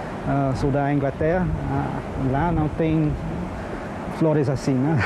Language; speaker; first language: Portuguese; non-native, learner; English